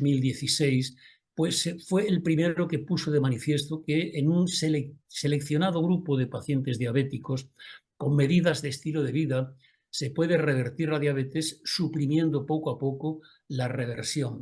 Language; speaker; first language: Spanish; native; Spanish